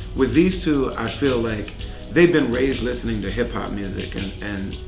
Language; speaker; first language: English; native; English